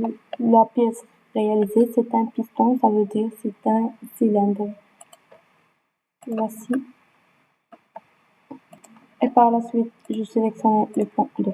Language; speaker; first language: French; non-native, local second language; Arabic